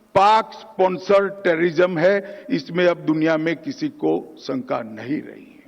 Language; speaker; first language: Hindi; non-native, local second language; Gujarati